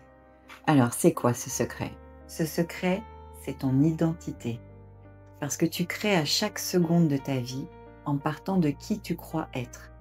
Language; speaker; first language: French; native; French